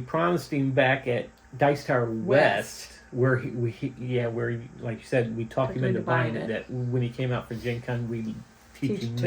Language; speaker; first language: English; native; English